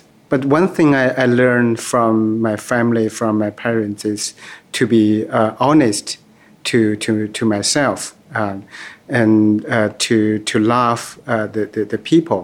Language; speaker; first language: English; non-native, fluent; Chinese